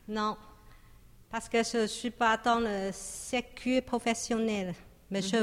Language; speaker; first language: French; non-native, learner; Chinese